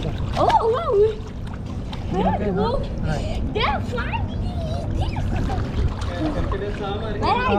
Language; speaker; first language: English; non-native, learner; Hindi